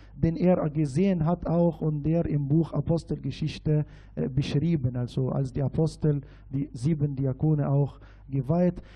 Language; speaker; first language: German; non-native, fluent; Arabic